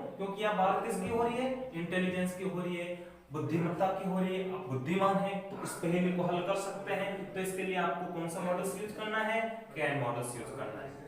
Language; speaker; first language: Hindi; native; Hindi